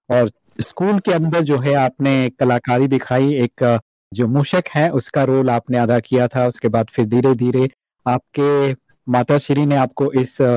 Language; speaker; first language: Hindi; native; Hindi